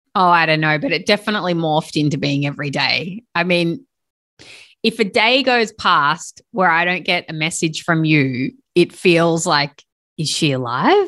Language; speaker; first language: English; native; English